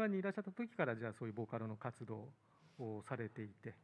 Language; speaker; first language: Japanese; native; Japanese